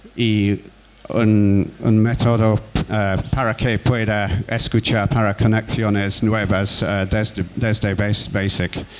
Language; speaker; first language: Spanish; non-native, learner; English